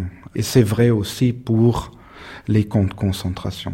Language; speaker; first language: French; non-native, fluent; German